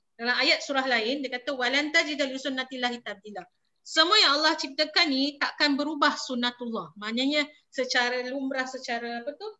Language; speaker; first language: Malay; native; Malay